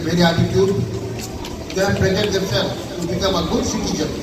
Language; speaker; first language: English; non-native, local second language; Hindi